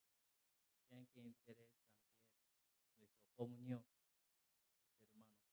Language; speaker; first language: Spanish; non-native, learner; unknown